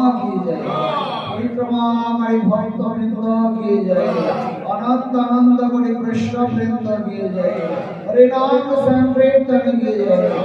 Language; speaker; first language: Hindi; non-native, local second language; Bangla